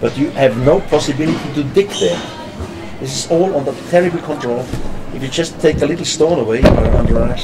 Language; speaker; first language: English; non-native, fluent; German